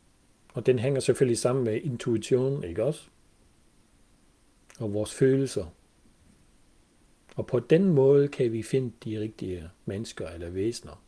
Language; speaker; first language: Danish; non-native, fluent; German